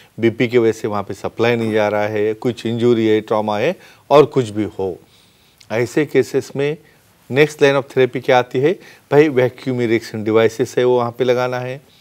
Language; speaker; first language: Hindi; non-native, local second language; Marathi